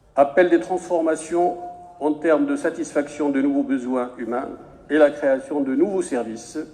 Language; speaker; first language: French; non-native, local second language; Arabic